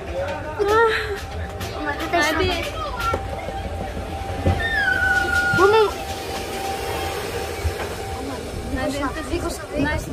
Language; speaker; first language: Swedish; early bilingual, other home language; Filipino